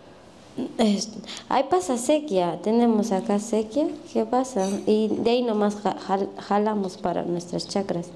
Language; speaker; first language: Spanish; native; Spanish